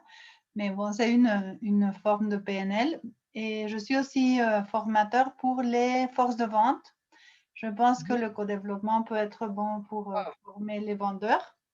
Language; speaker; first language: French; non-native, fluent; Spanish